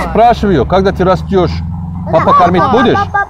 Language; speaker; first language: Russian; non-native, learner; Turkish